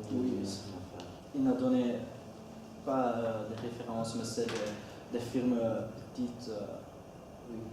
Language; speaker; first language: French; non-native, learner; Dutch